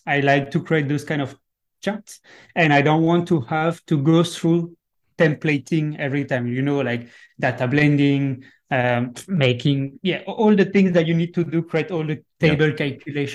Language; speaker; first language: English; non-native, fluent; French